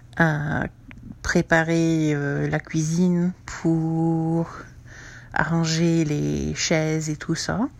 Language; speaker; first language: French; non-native, fluent; English